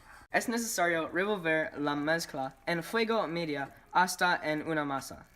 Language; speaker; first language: Spanish; non-native, learner; English